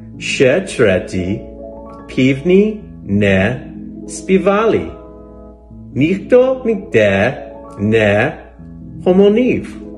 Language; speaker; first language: Ukrainian; non-native, learner; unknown